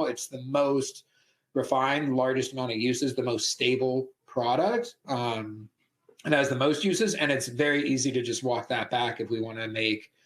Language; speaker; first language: English; native; English